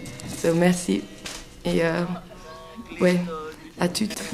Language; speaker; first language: French; non-native, fluent; English